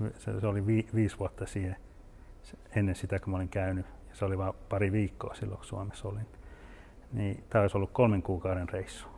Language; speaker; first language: Finnish; early bilingual, heritage; Finnish